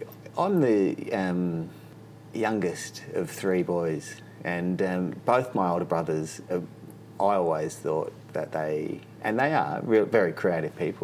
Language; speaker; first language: English; native; English